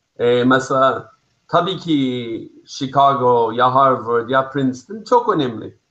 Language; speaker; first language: Turkish; non-native, fluent; English